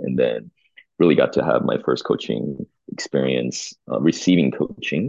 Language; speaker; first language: English; early bilingual, other home language; Korean